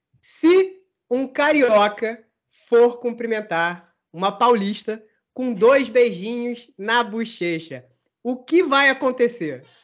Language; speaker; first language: Portuguese; native; Portuguese